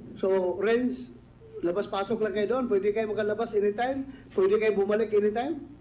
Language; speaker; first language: Filipino; non-native, local second language; Cebuano